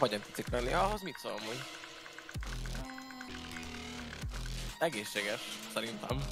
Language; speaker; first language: Hungarian; native; Hungarian